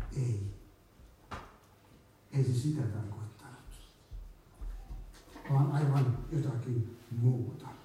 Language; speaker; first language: Finnish; native; Finnish